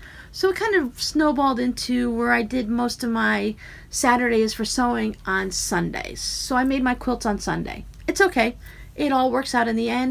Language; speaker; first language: English; native; English